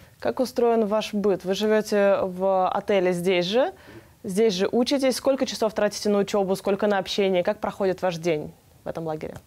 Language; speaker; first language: Russian; native; Russian